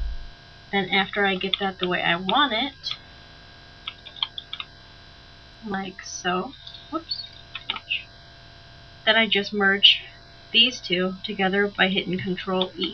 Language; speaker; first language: English; native; English